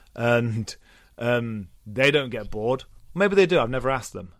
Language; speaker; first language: English; native; English